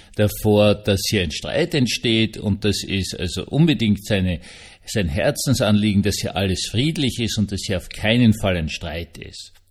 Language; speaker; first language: German; native; German